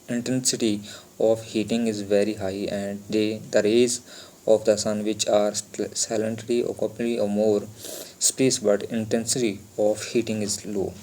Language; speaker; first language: English; non-native, local second language; Punjabi